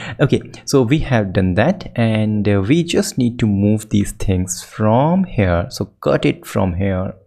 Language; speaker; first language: English; non-native, local second language; Hindi